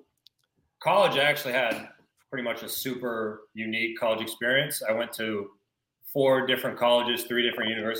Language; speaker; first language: English; native; English